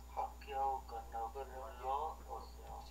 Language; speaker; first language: Korean; non-native, learner; Vietnamese